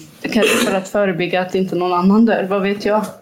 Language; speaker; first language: Swedish; non-native, fluent; Kurdish